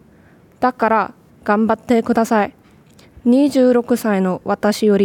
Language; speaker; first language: Japanese; non-native, learner; English